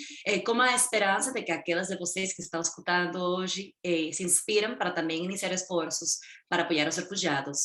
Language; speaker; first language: Portuguese; non-native, fluent; Spanish